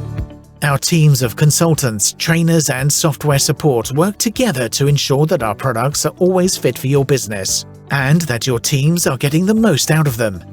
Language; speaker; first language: English; native; English